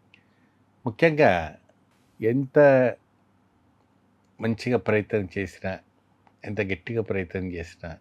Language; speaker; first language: Telugu; non-native, fluent; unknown